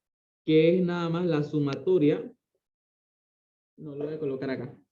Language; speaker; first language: Spanish; native; Spanish